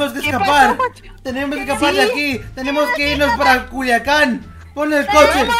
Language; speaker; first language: Spanish; native; Spanish